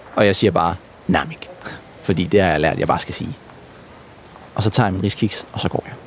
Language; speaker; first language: Danish; native; Danish